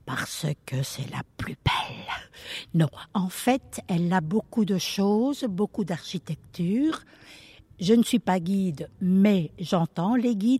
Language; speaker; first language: French; early bilingual, other home language; Italian